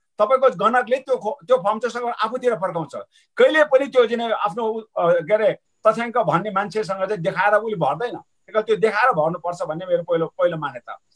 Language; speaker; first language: Nepali; non-native, local second language; Sherpa